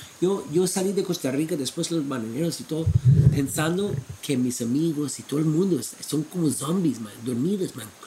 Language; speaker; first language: Spanish; non-native, fluent; English